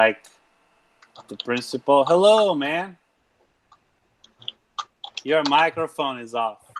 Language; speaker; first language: English; non-native, fluent; Portuguese